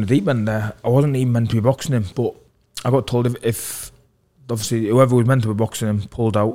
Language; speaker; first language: English; native; English